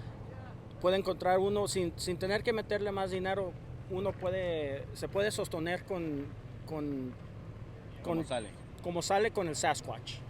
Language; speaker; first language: Spanish; early bilingual, other home language; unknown